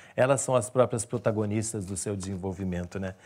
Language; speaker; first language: Portuguese; native; Portuguese